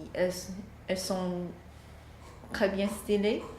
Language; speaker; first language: French; non-native, learner; Chinese